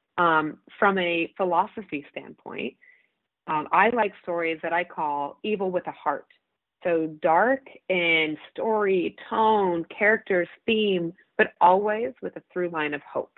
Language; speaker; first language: English; native; English